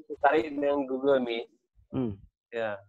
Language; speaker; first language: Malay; non-native, local second language; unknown